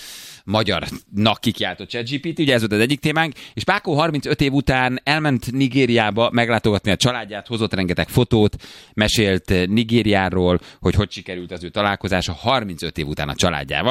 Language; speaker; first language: Hungarian; native; Hungarian